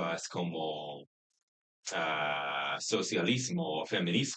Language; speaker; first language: Spanish; non-native, fluent; English